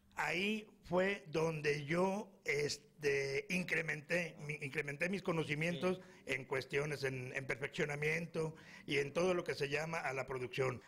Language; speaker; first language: Spanish; native; Spanish